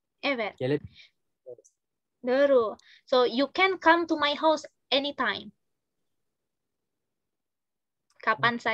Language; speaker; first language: English; non-native, fluent; Indonesian